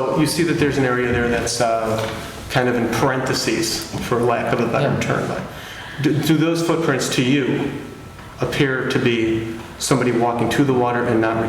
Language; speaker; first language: English; native; English